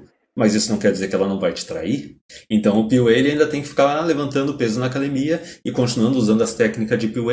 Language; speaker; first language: Portuguese; native; Portuguese